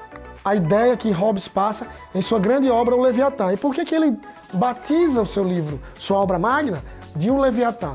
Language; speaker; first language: Portuguese; native; Portuguese